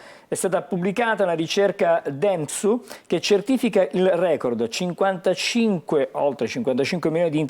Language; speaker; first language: Italian; native; Italian